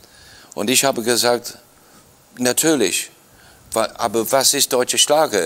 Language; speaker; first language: German; non-native, fluent; English